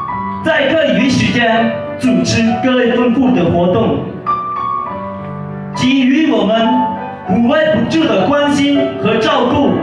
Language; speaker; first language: Chinese; non-native, learner; Lao